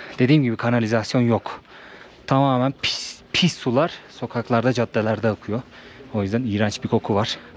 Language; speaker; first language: Turkish; native; Turkish